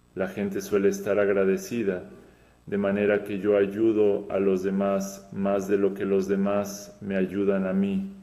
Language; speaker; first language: Spanish; non-native, fluent; Serbian